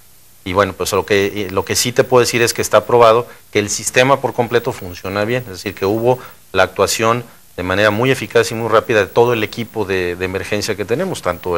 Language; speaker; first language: Spanish; native; Spanish